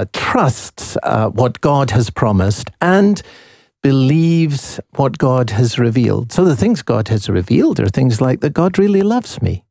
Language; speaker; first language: English; native; English